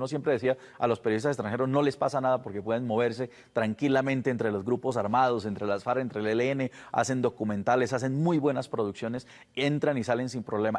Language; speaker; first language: Spanish; native; Spanish